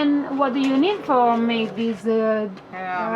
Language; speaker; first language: English; non-native, learner; Spanish